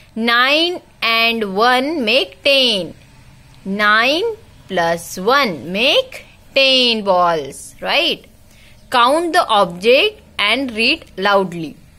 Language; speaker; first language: English; non-native, local second language; Hindi